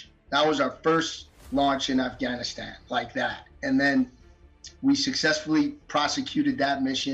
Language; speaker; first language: English; native; English